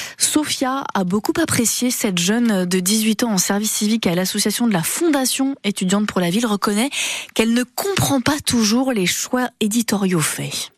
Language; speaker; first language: French; native; French